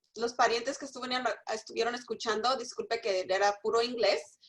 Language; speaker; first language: Spanish; early bilingual, other home language; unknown